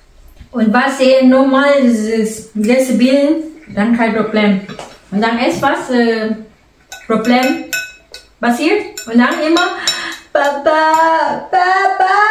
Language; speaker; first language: German; non-native, learner; Vietnamese